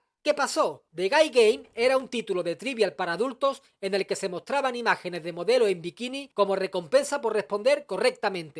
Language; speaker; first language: Spanish; native; Spanish